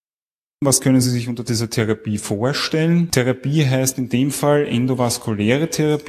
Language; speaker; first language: German; native; German